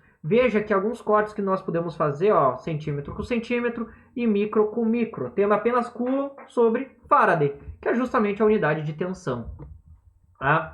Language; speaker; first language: Portuguese; native; Portuguese